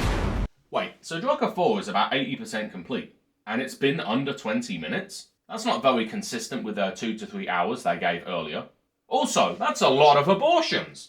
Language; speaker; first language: English; native; English